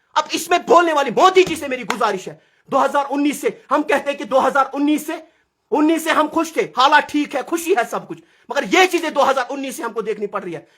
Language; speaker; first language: Urdu; non-native, local second language; Kashmiri